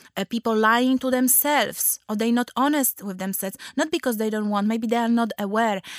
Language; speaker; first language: English; non-native, fluent; Polish